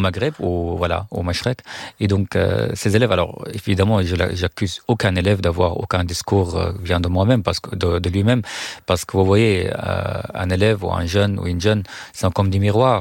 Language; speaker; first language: French; non-native, fluent; Arabic